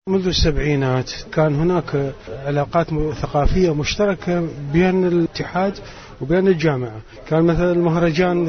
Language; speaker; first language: Arabic; native; Arabic